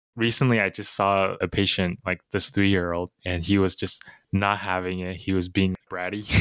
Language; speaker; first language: English; early bilingual, other home language; Chinese